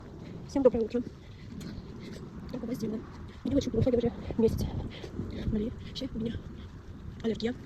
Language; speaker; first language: Russian; non-native, fluent; Armenian